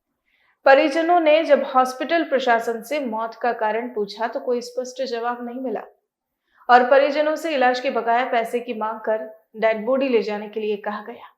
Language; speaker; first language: Hindi; native; Hindi